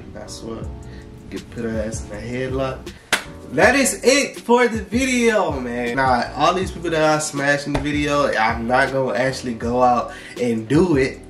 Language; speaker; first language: English; native; English